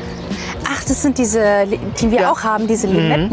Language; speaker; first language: German; native; German